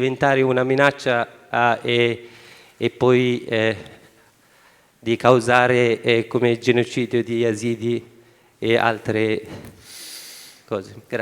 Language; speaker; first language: Italian; non-native, fluent; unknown